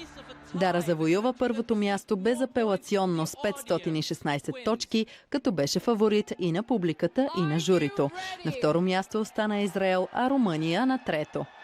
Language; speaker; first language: Bulgarian; native; Bulgarian